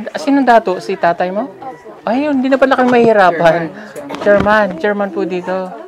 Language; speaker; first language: Filipino; native; Filipino